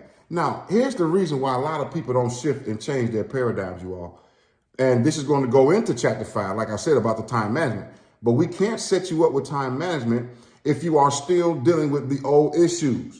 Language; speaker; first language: English; native; English